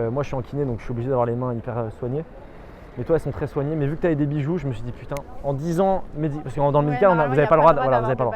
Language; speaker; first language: French; native; French